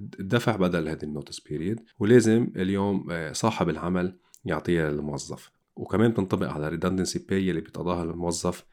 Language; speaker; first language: Arabic; native; Arabic